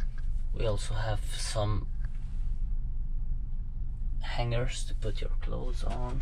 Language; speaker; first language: English; non-native, fluent; French